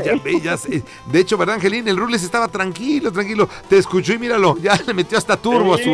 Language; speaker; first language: Spanish; native; Spanish